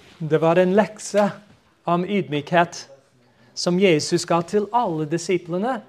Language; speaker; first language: Norwegian; non-native, fluent; English